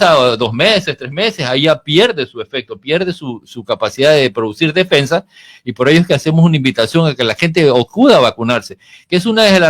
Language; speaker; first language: Spanish; native; Spanish